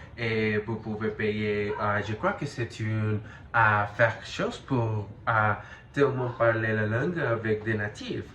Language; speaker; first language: French; non-native, learner; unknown